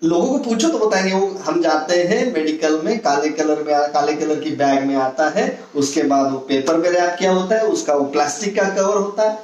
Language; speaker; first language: Hindi; non-native, local second language; Marathi